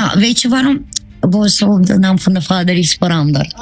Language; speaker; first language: Dutch; non-native, learner; Romanian